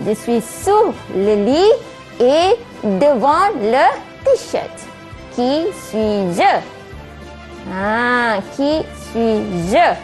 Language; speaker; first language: French; non-native, fluent; Malay